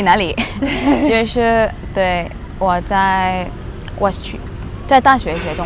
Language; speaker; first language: Chinese; non-native, learner; Thai